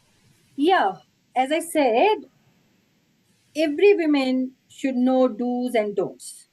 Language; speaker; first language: English; non-native, local second language; Hindi